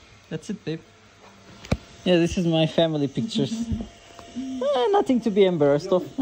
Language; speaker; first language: English; non-native, fluent; Turkish